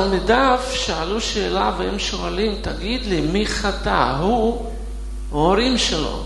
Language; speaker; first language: Hebrew; non-native, fluent; Russian